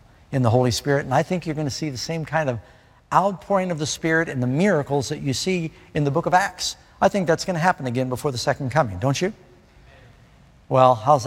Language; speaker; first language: English; native; English